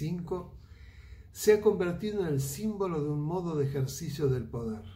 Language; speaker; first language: Spanish; native; Spanish